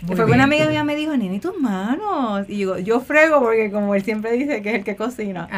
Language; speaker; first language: Spanish; native; Spanish